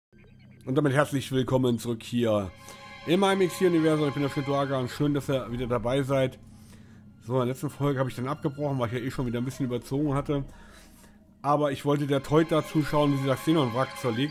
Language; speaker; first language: German; native; German